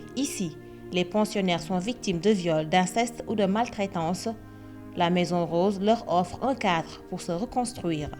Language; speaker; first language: French; non-native, local second language; Wolof